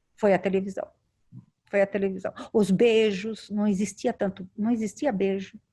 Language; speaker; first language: Portuguese; native; Portuguese